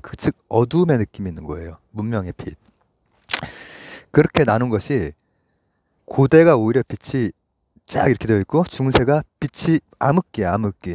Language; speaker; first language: Korean; native; Korean